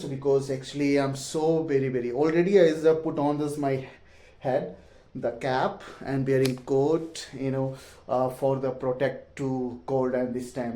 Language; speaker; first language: English; non-native, learner; Hindi